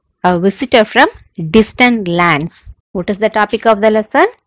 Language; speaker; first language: English; non-native, local second language; Tamil